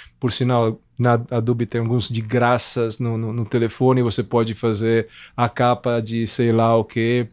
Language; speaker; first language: Portuguese; non-native, fluent; Italian